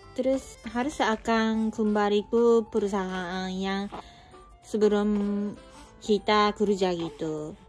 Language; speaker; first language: Indonesian; non-native, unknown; Japanese